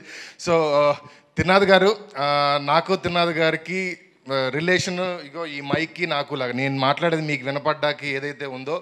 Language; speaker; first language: Telugu; native; Telugu